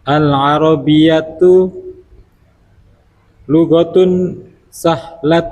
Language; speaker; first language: Arabic; non-native, learner; Indonesian